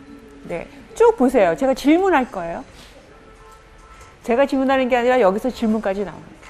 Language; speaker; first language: Korean; native; Korean